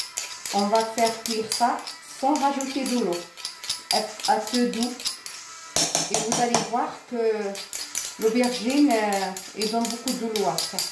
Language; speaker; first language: French; non-native, local second language; Arabic